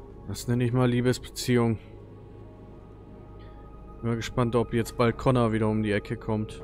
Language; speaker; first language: German; native; German